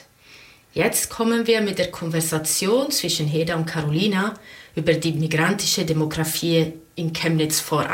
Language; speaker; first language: German; non-native, fluent; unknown